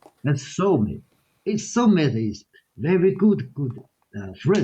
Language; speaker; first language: English; non-native, learner; Chinese